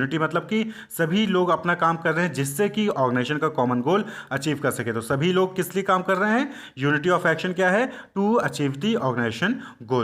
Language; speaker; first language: Hindi; native; Hindi